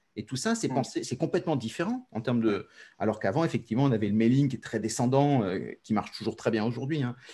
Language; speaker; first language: French; native; French